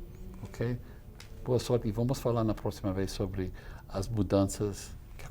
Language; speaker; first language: Portuguese; non-native, fluent; English